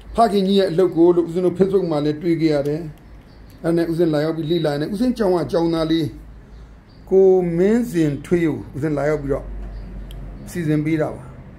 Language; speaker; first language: Burmese; native; Burmese